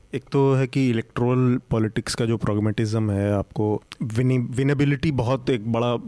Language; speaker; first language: Hindi; native; Hindi